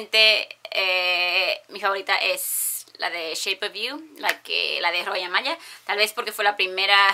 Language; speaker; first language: Spanish; early bilingual, heritage; Spanish